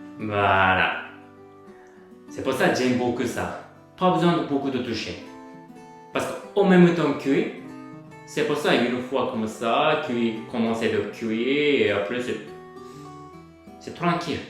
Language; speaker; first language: French; non-native, learner; Japanese